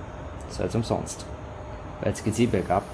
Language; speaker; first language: German; native; German